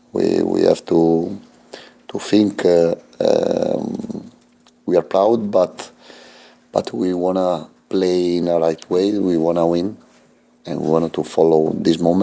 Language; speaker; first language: English; non-native, fluent; Italian